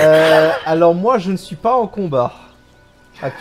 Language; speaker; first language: French; native; French